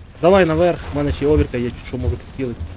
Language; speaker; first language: Ukrainian; native; Ukrainian